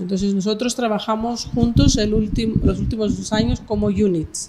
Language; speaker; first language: Spanish; non-native, fluent; Greek